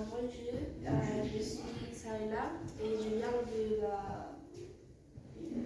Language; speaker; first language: French; non-native, learner; Spanish